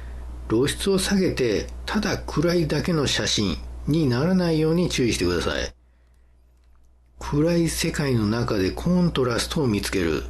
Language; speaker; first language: Japanese; native; Japanese